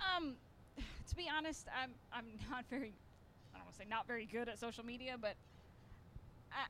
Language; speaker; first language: English; native; English